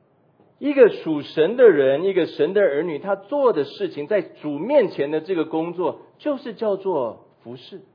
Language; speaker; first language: Chinese; native; Chinese